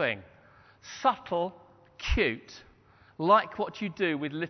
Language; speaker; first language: English; native; English